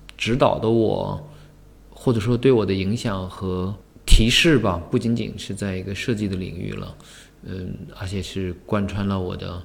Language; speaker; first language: Chinese; native; Chinese